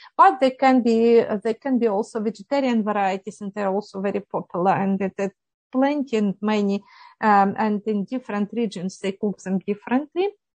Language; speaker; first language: English; non-native, fluent; Ukrainian